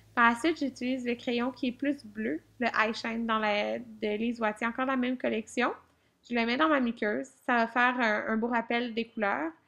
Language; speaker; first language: French; native; French